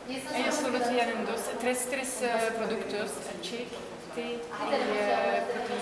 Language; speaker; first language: Spanish; non-native, fluent; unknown